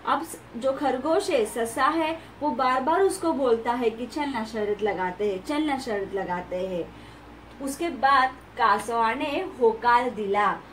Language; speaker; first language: Hindi; non-native, local second language; Marathi